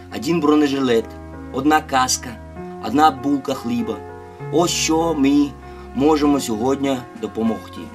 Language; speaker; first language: Ukrainian; non-native, fluent; Russian